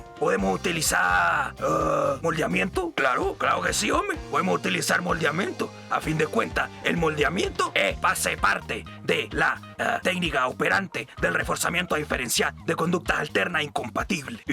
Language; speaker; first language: Spanish; native; Spanish